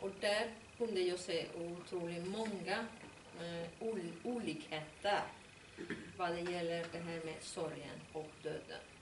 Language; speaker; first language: Swedish; non-native, fluent; Spanish